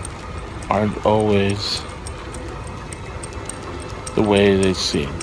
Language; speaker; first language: English; native; English